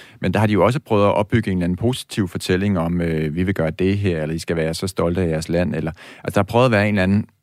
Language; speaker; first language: Danish; native; Danish